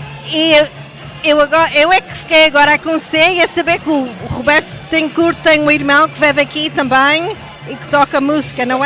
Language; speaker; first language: Portuguese; early bilingual, heritage; Portuguese